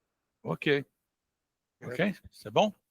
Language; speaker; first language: French; non-native, learner; Portuguese